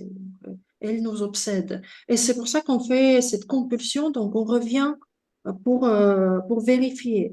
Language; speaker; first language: French; non-native, fluent; Russian